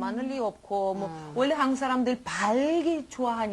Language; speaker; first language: Korean; non-native, learner; Romanian